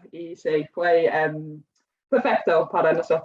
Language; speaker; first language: Spanish; non-native, fluent; English